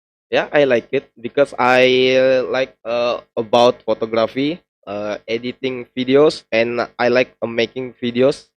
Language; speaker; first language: English; non-native, learner; Indonesian